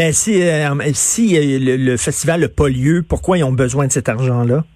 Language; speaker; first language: French; native; French